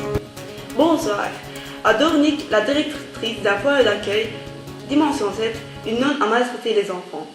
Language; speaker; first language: French; non-native, learner; Dutch